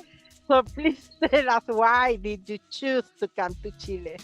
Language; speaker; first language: English; non-native, fluent; Spanish